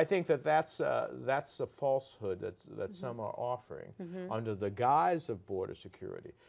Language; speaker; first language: English; early bilingual, other home language; Spanish